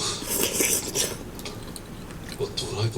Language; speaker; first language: Japanese; native; Japanese